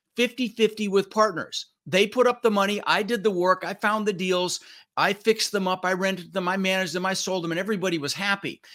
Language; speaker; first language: English; early bilingual, other home language; Dutch